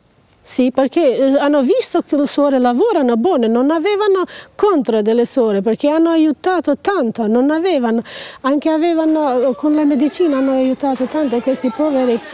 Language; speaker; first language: Italian; non-native, fluent; Albanian